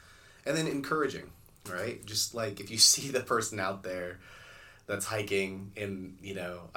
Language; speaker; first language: English; native; English